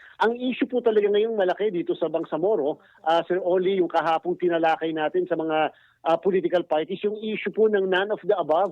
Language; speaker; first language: Filipino; native; Filipino